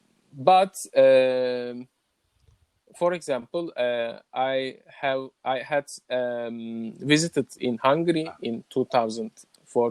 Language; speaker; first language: English; non-native, learner; Turkish